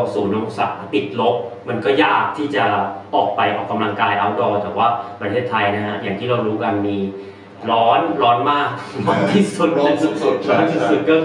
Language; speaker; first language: Thai; native; Thai